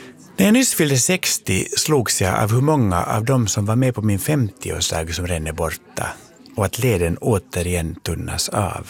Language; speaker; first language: Swedish; native; Swedish